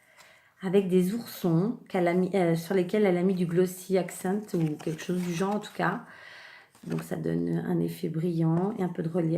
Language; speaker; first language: French; native; French